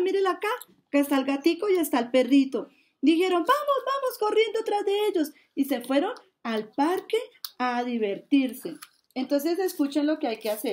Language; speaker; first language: Spanish; native; Spanish